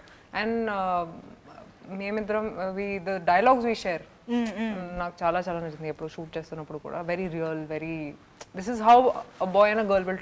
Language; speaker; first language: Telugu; non-native, local second language; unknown